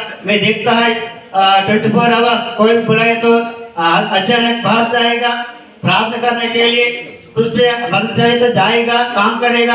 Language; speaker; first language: Hindi; non-native, local second language; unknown